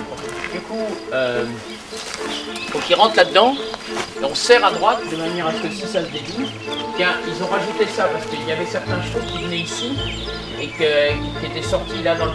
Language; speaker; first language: French; native; French